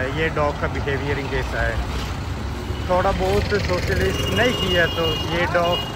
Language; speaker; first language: Hindi; non-native, local second language; Malayalam